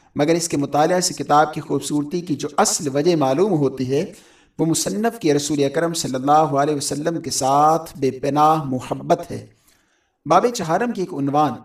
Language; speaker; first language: Urdu; native; Urdu